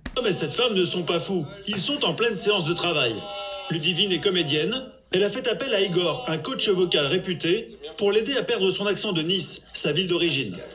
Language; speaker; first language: French; native; French